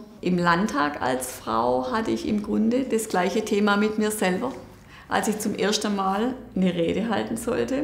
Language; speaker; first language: German; native; German